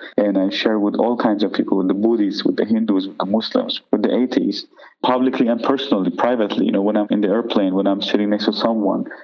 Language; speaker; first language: English; non-native, fluent; Persian